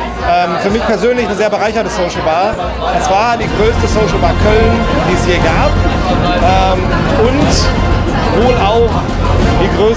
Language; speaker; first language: German; native; German